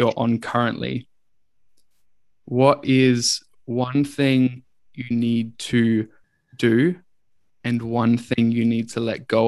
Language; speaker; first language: English; native; English